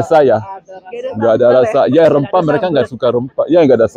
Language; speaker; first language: Indonesian; non-native, fluent; Spanish